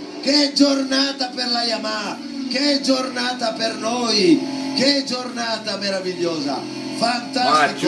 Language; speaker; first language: Italian; native; Italian